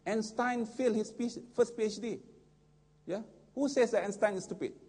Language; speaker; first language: English; non-native, local second language; Malay